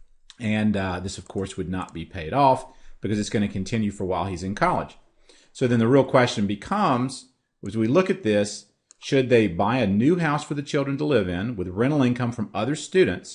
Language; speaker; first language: English; native; English